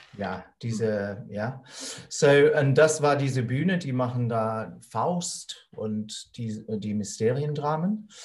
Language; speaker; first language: German; non-native, fluent; English